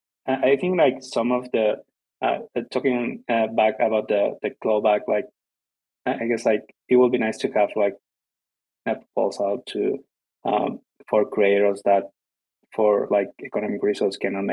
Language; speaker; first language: English; non-native, fluent; Spanish